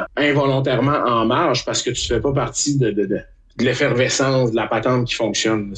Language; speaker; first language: French; native; French